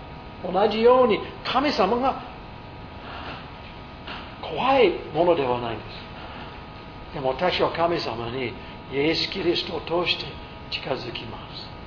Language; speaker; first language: Japanese; non-native, fluent; English